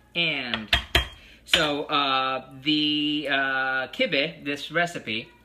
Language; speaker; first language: English; early bilingual, other home language; Spanish